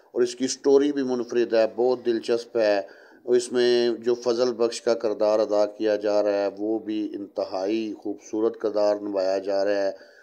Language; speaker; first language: Urdu; non-native, local second language; Punjabi